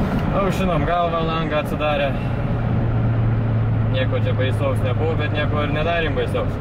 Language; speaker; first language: Lithuanian; native; Lithuanian